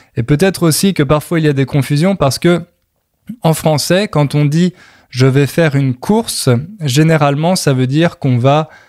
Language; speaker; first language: French; native; French